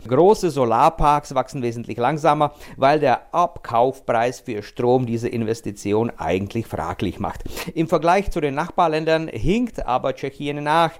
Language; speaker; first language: German; non-native, fluent; Czech